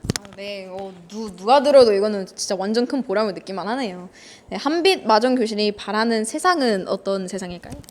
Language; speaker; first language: Korean; non-native, fluent; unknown